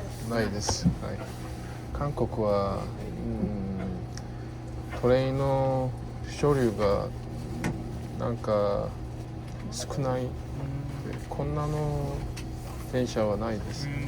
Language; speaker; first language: Japanese; non-native, learner; Korean